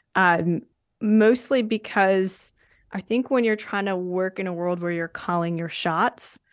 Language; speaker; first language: English; native; English